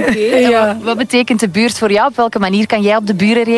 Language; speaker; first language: Dutch; native; Dutch